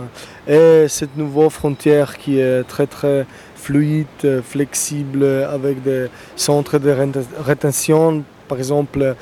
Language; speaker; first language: French; non-native, fluent; Slovenian